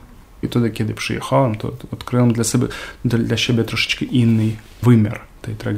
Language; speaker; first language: Polish; non-native, learner; Ukrainian